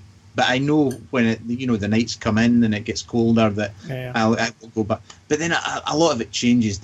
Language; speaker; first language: English; native; English